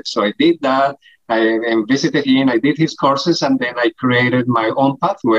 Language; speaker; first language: English; non-native, fluent; Spanish